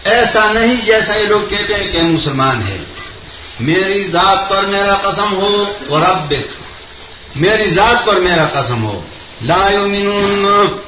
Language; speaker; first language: Urdu; non-native, local second language; Pashto